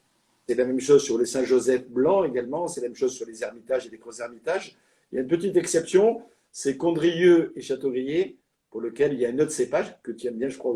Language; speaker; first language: French; native; French